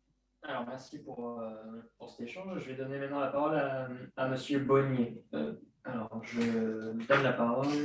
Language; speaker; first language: French; native; French